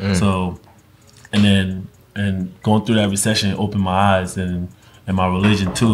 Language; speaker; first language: English; early bilingual, other home language; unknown